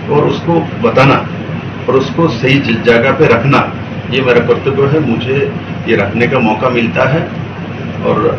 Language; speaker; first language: Hindi; non-native, local second language; Bangla